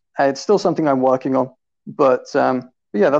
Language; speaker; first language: English; native; English